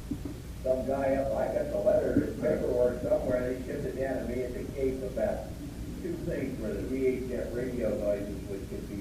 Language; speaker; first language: English; native; English